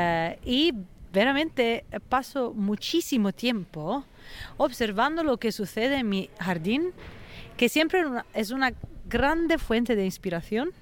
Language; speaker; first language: Spanish; non-native, fluent; Italian